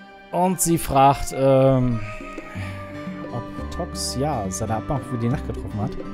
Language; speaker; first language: German; native; German